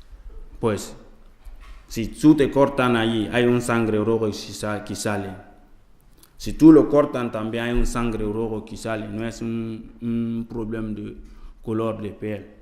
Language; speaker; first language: Spanish; non-native, learner; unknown